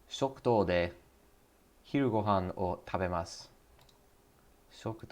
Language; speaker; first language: Japanese; non-native, learner; English